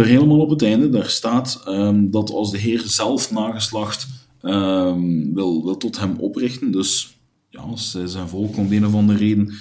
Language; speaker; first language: Dutch; native; Dutch